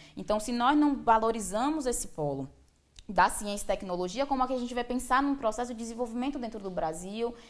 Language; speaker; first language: Portuguese; native; Portuguese